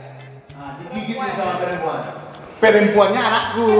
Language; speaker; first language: Indonesian; native; Indonesian